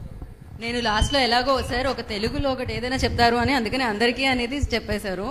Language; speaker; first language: Telugu; native; Telugu